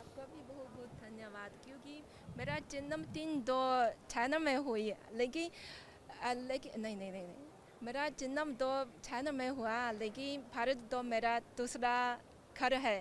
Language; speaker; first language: Hindi; non-native, fluent; Chinese